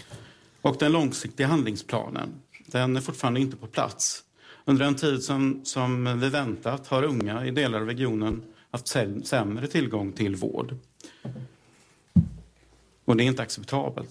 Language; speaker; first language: Swedish; native; Swedish